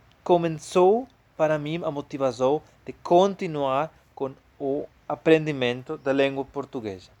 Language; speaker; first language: Portuguese; non-native, fluent; Spanish